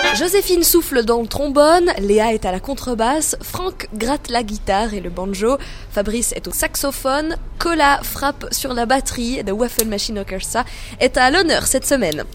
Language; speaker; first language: French; native; French